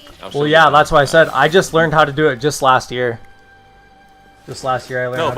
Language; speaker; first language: English; native; English